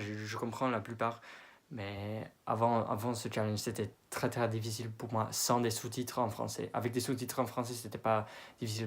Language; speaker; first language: French; non-native, fluent; English